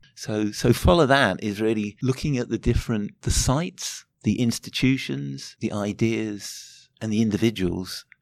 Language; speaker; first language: English; native; English